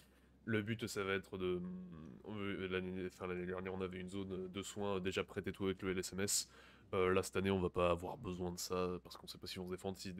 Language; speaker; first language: French; native; French